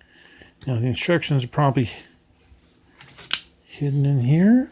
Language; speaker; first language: English; native; English